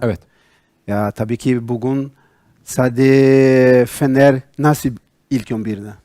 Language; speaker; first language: Turkish; non-native, learner; Portuguese